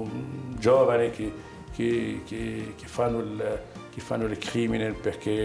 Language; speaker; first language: Italian; non-native, learner; Arabic